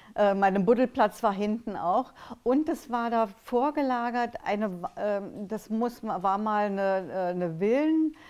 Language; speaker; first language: German; native; German